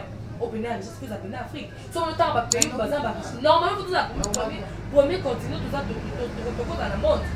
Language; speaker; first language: French; non-native, local second language; Lingala